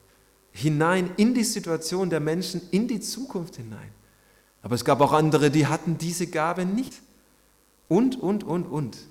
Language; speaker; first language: German; native; German